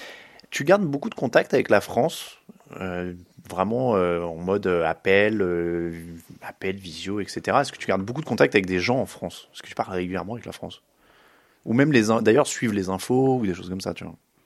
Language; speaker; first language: French; native; French